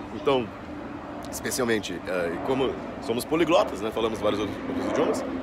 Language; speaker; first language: Portuguese; native; Portuguese